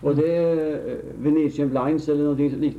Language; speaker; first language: Swedish; native; Swedish